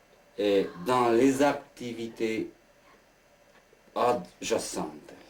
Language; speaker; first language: French; non-native, learner; Romanian